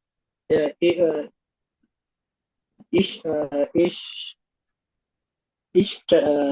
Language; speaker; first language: German; non-native, learner; Hindi